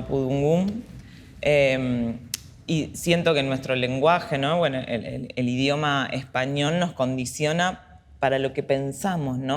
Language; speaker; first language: Spanish; native; Spanish